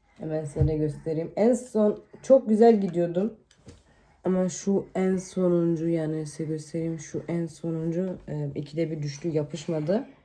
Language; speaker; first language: Turkish; early bilingual, heritage; Turkish